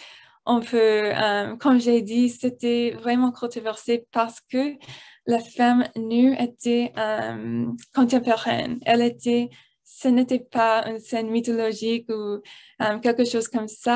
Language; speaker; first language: French; non-native, learner; English